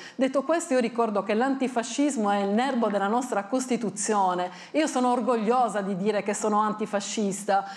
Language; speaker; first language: Italian; native; Italian